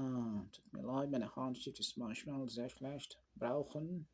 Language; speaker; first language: German; non-native, learner; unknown